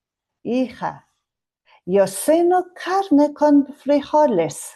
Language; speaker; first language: Spanish; non-native, learner; Mongolian